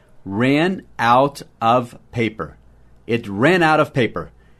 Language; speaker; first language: English; native; English